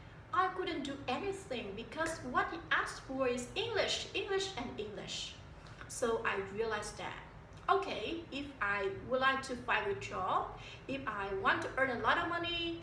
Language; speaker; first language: English; non-native, fluent; Vietnamese